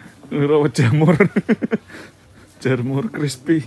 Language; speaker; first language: Korean; non-native, learner; Javanese